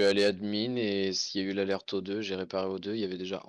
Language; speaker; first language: French; native; French